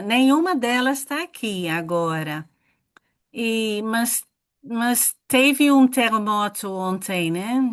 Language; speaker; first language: Portuguese; non-native, fluent; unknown